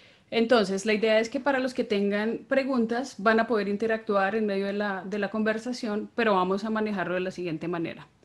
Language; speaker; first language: Spanish; native; Spanish